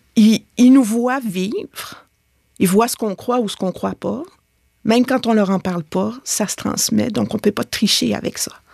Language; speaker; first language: French; native; French